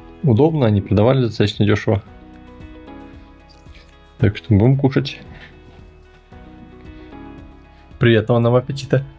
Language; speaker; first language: Russian; native; Russian